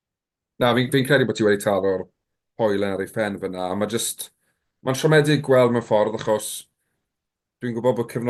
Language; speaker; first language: Welsh; native; Welsh